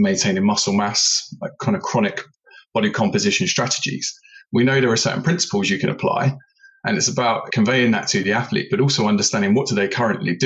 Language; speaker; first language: English; native; English